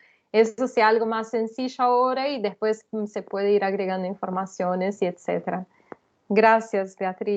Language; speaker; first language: Spanish; non-native, fluent; Portuguese